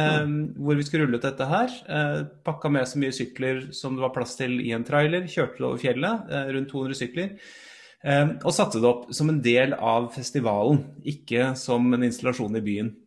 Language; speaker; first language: Norwegian; native; Norwegian